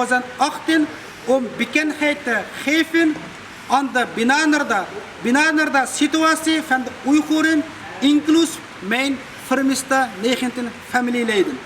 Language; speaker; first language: Dutch; non-native, fluent; Uyghur